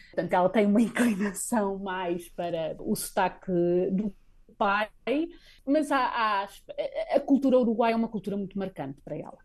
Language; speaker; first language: Portuguese; native; Portuguese